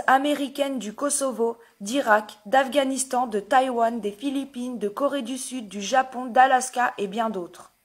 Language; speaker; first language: French; native; French